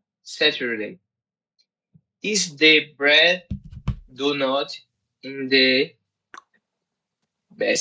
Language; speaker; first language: English; non-native, learner; Portuguese